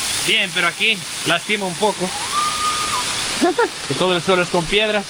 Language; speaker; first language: Spanish; native; Spanish